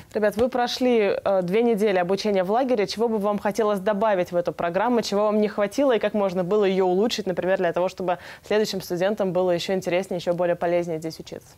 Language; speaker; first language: Russian; native; Russian